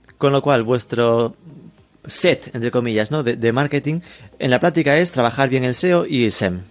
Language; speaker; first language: Spanish; native; Spanish